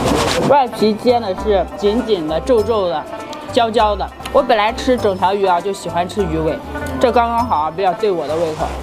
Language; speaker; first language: Chinese; native; Chinese